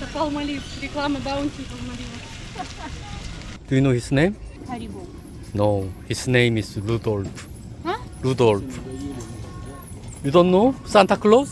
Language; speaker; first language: English; non-native, learner; Korean